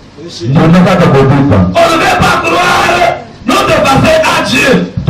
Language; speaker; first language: French; non-native, local second language; Lingala